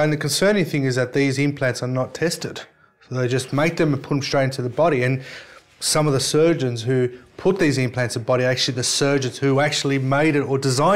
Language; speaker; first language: English; native; English